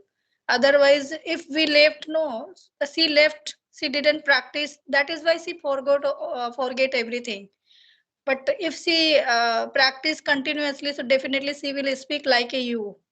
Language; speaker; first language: English; non-native, learner; Hindi